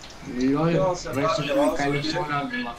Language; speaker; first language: German; native; German